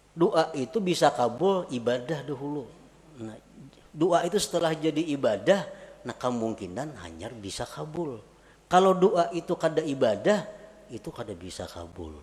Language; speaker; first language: Indonesian; non-native, local second language; Banjar